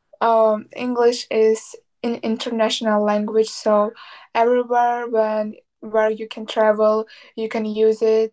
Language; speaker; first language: English; non-native, learner; Ukrainian